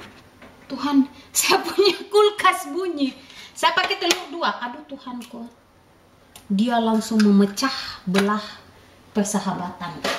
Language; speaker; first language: Indonesian; non-native, local second language; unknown